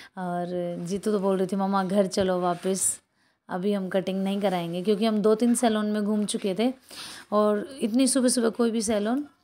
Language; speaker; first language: Hindi; native; Hindi